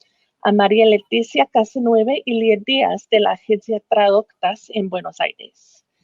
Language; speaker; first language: Spanish; non-native, fluent; English